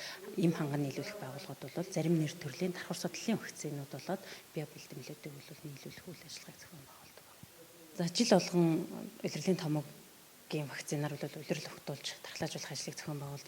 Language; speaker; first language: Mongolian; native; Mongolian